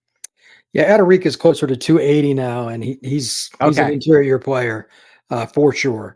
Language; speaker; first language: English; native; English